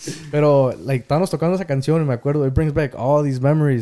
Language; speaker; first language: Spanish; early bilingual, heritage; Spanish